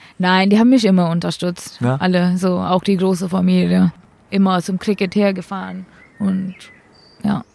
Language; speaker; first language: German; non-native, fluent; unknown